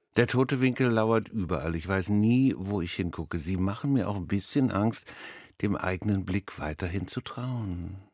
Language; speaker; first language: German; native; German